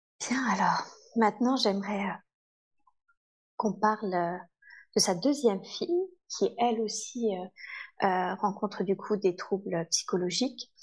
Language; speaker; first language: French; native; French